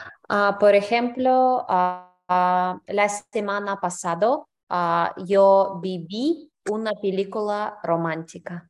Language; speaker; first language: Spanish; non-native, learner; English